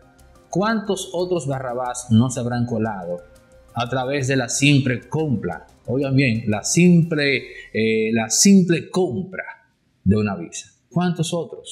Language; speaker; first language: Spanish; native; Spanish